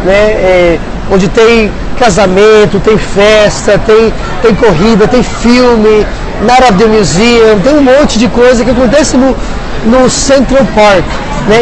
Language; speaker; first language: Portuguese; non-native, fluent; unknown